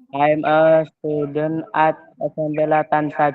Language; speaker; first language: English; non-native, learner; Indonesian